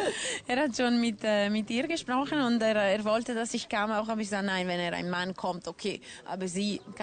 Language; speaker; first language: German; non-native, local second language; Italian